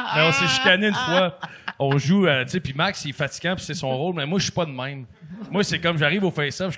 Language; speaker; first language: French; native; French